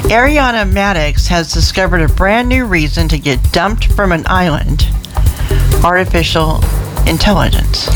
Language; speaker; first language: English; native; English